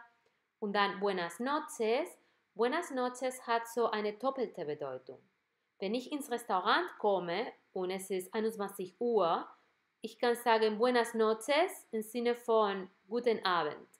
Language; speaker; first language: German; non-native, fluent; Spanish